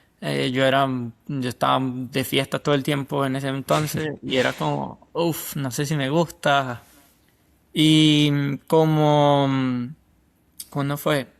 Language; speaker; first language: Spanish; native; Spanish